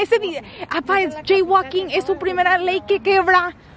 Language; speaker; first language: Spanish; early bilingual, heritage; Spanish